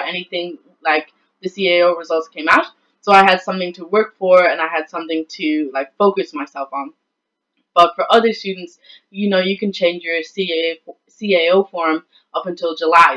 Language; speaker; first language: English; native; English